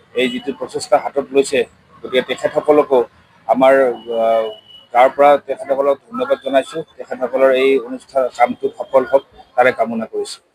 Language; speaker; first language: Assamese; native; Assamese